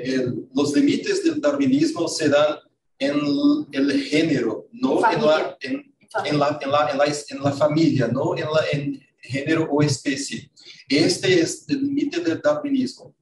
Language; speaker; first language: Spanish; non-native, fluent; Portuguese